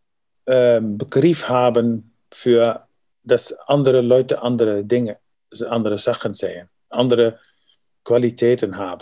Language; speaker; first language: German; non-native, learner; Dutch